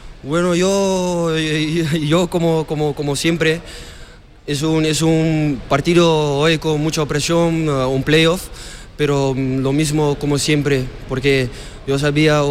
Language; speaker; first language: Spanish; non-native, learner; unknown